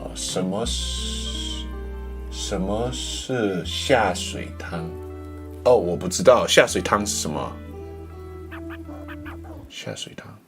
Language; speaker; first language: Chinese; non-native, learner; English